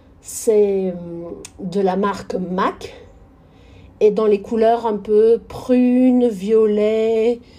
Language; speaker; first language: French; non-native, fluent; Portuguese